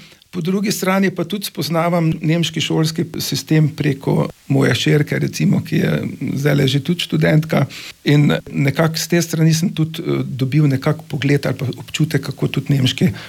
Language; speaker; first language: Slovenian; native; Slovenian